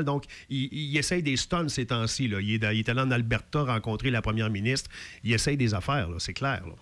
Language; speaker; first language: French; native; French